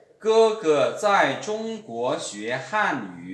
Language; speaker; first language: Chinese; non-native, fluent; Lao